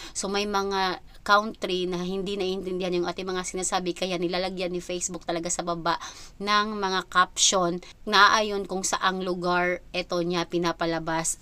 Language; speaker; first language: Filipino; non-native, local second language; Cebuano